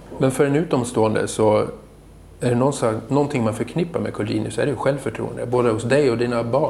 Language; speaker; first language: Swedish; native; Swedish